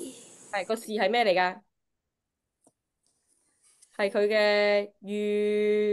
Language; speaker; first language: Cantonese; native; Cantonese